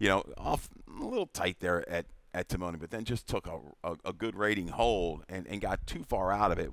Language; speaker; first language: English; native; English